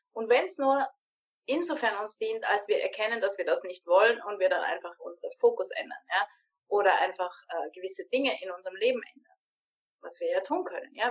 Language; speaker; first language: German; native; German